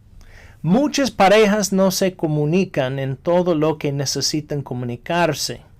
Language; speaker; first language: Spanish; non-native, fluent; English